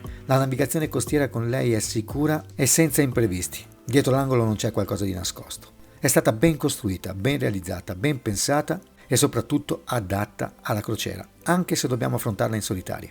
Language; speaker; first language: Italian; native; Italian